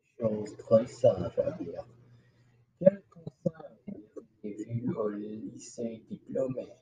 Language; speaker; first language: French; non-native, learner; English